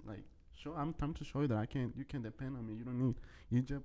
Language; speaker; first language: English; early bilingual, other home language; Spanish